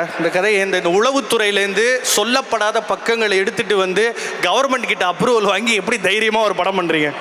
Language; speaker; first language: Tamil; native; Tamil